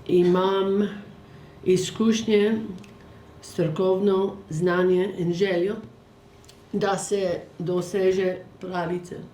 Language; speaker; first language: Slovenian; early bilingual, heritage; English